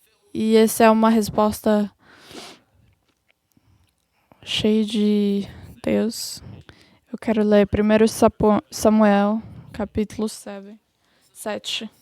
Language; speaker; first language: Portuguese; non-native, fluent; English